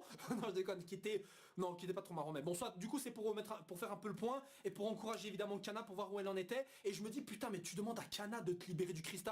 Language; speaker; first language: French; native; French